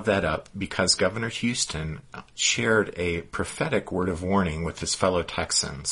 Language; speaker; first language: English; native; English